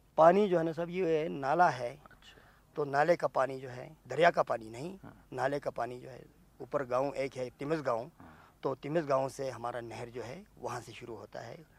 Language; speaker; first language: Urdu; non-native, local second language; Ladakhi